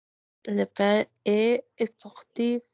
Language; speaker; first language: French; non-native, learner; Spanish